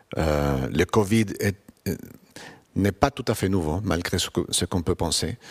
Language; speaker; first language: French; non-native, fluent; Spanish